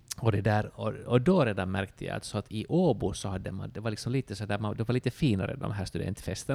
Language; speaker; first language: Swedish; native; Swedish